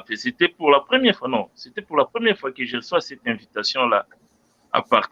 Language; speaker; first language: French; non-native, local second language; Luba-Lulua